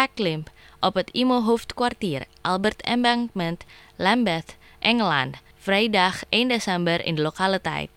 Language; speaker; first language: Dutch; non-native, fluent; Indonesian